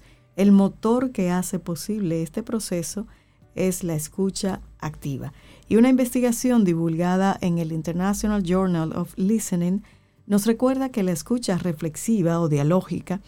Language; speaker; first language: Spanish; native; Spanish